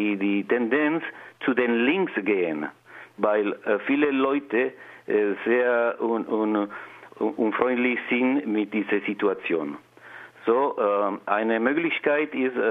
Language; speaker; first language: German; non-native, learner; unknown